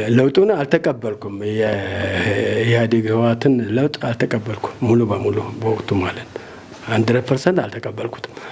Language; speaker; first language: Amharic; native; Amharic